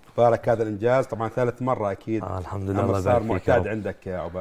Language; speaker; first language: Arabic; native; Arabic